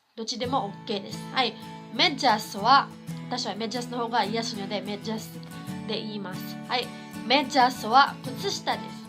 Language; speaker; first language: Japanese; non-native, fluent; Cebuano